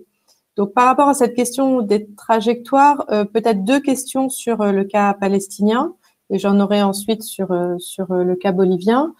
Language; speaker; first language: French; native; French